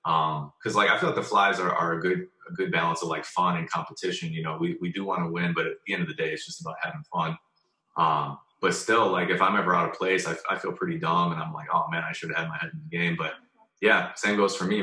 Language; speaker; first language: English; native; English